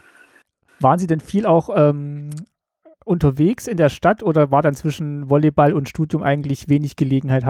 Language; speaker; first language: German; native; German